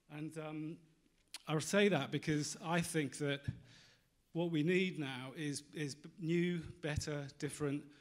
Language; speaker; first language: English; native; English